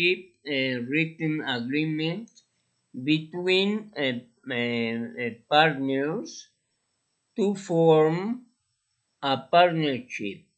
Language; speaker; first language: English; non-native, fluent; Spanish